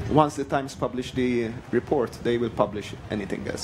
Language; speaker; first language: English; non-native, local second language; Maltese